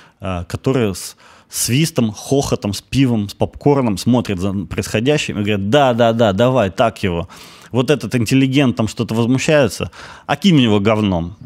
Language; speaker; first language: Russian; native; Russian